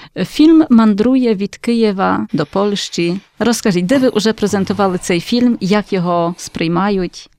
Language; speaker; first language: Ukrainian; early bilingual, heritage; Ukrainian